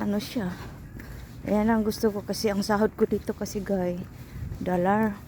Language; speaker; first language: Filipino; non-native, local second language; Bikol